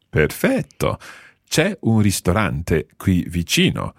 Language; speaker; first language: Italian; non-native, fluent; English